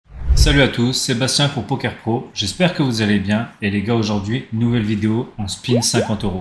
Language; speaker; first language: French; native; French